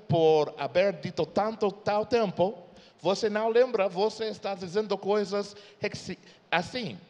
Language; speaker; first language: Portuguese; non-native, fluent; English